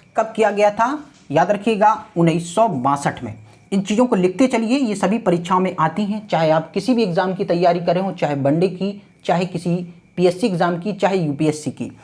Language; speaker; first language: Hindi; native; Hindi